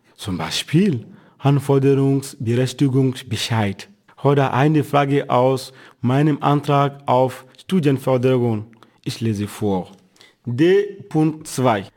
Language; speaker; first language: German; non-native, fluent; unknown